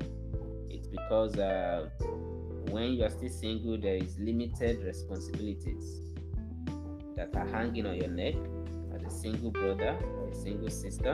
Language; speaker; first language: English; non-native, local second language; Yoruba